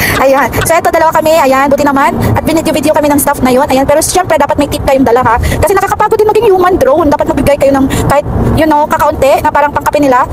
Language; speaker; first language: Filipino; non-native, local second language; Cebuano